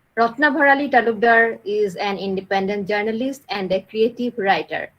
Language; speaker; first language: English; non-native, local second language; Assamese